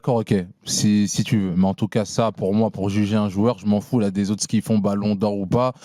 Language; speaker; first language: French; native; French